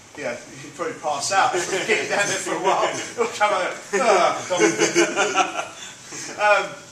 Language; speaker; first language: English; native; English